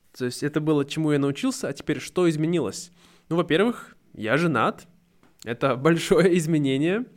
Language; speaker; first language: Russian; native; Russian